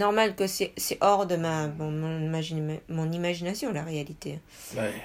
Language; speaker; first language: French; non-native, fluent; Japanese